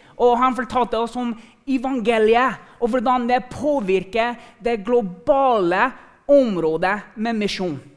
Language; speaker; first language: Norwegian; non-native, fluent; English